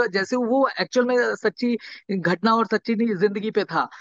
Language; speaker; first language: Hindi; native; Hindi